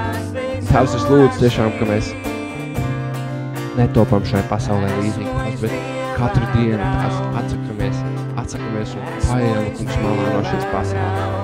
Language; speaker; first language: Latvian; native; Latvian